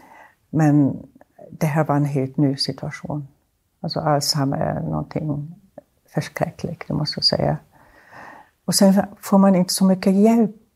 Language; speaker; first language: Swedish; non-native, fluent; German